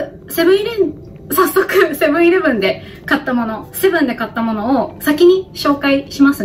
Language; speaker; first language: Japanese; native; Japanese